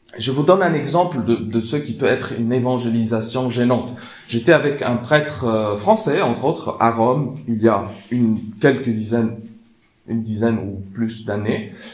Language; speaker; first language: French; non-native, fluent; Arabic